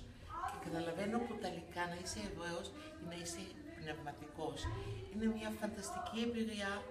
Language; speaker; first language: Greek; non-native, fluent; Hebrew